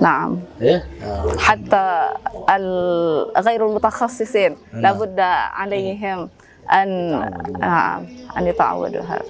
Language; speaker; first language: Arabic; non-native, fluent; Indonesian